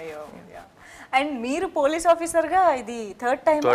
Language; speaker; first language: Telugu; native; Telugu